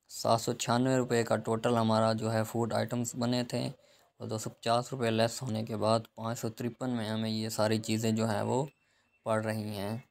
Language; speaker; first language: Urdu; non-native, local second language; Punjabi